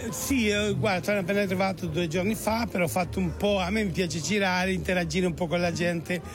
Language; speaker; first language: Italian; early bilingual, heritage; Italian